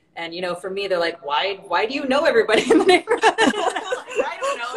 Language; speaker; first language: English; native; English